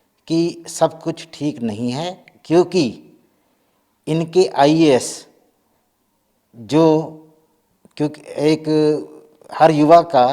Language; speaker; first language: Hindi; native; Hindi